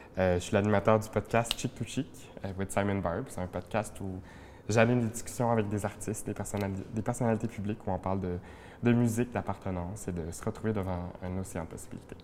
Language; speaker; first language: French; native; French